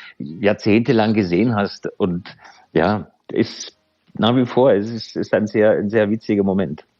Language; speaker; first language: German; native; German